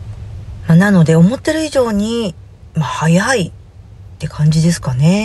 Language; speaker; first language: Japanese; native; Japanese